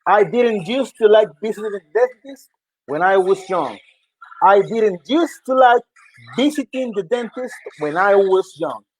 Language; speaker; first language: English; non-native, fluent; Spanish